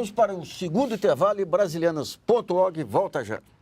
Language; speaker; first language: Portuguese; native; Portuguese